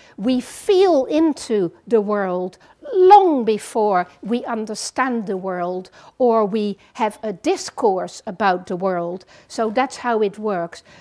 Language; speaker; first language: English; non-native, fluent; Dutch